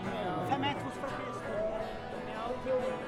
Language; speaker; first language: Dutch; non-native, learner; Uyghur